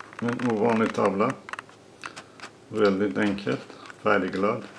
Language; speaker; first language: Swedish; non-native, learner; Persian